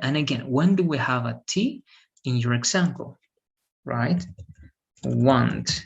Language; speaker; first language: English; non-native, fluent; Spanish